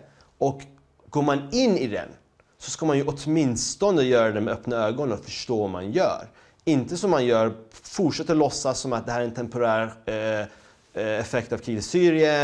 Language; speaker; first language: Swedish; early bilingual, other home language; Persian